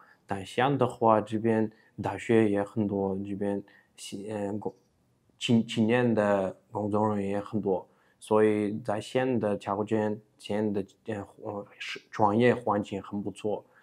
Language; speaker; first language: Chinese; non-native, fluent; Uzbek